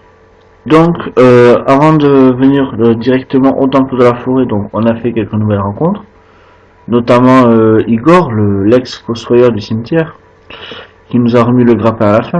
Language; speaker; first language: French; native; French